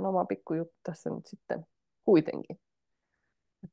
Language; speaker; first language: Finnish; native; Finnish